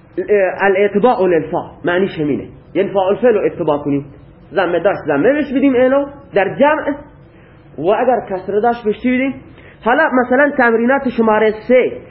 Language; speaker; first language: Persian; native; Persian